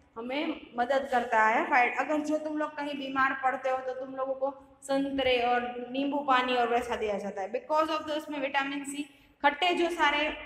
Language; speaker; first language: Hindi; non-native, local second language; Gujarati